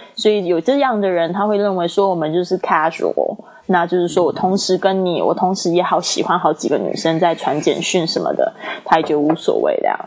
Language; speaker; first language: Chinese; native; Chinese